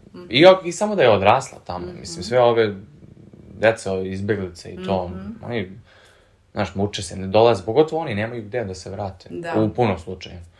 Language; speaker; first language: Serbian; early bilingual, heritage; Serbian